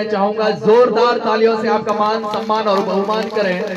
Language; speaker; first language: Hindi; native; Hindi